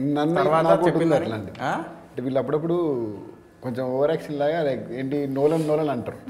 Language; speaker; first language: Telugu; native; Telugu